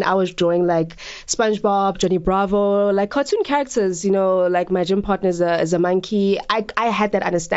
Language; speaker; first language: English; non-native, local second language; Tswana